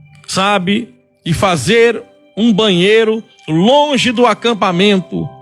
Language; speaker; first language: Portuguese; native; Portuguese